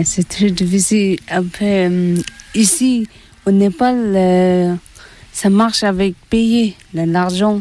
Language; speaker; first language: French; non-native, learner; Tibetan